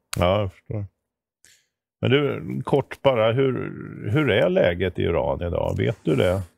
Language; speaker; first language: Swedish; native; Swedish